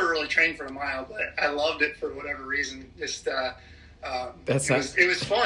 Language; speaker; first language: English; native; English